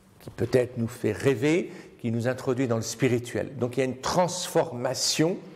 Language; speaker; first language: French; native; French